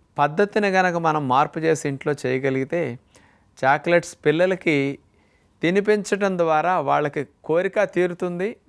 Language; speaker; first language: Telugu; native; Telugu